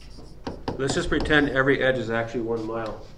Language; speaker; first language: English; native; English